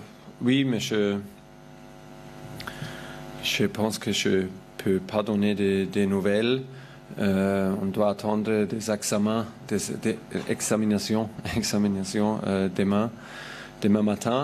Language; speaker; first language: French; non-native, fluent; German